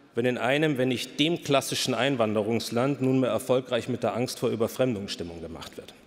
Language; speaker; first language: German; native; German